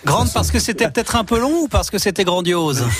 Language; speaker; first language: French; native; French